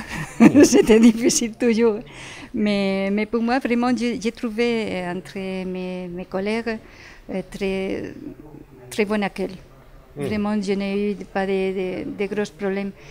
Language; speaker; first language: French; non-native, fluent; Spanish